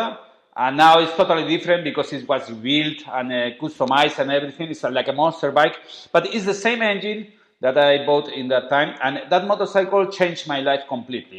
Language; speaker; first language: English; non-native, fluent; Spanish